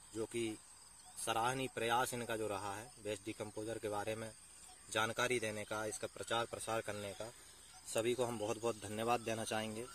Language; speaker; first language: Hindi; native; Hindi